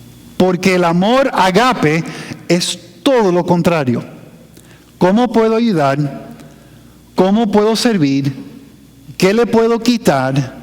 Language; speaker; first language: Spanish; non-native, fluent; English